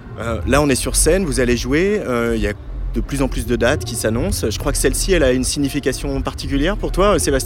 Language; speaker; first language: French; native; French